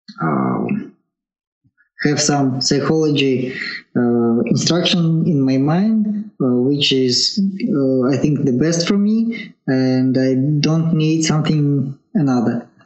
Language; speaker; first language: English; non-native, learner; Russian